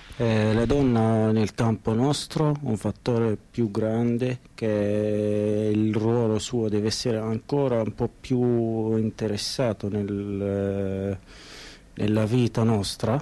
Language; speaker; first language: Italian; non-native, learner; Arabic